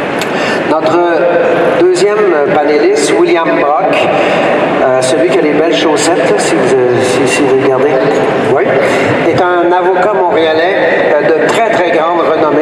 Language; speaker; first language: French; native; French